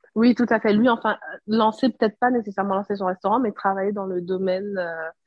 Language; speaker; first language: French; non-native, local second language; Rundi